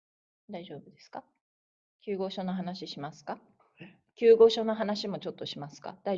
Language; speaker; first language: Japanese; native; Japanese